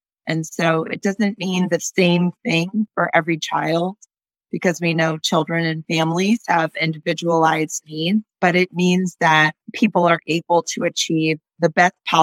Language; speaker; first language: English; native; English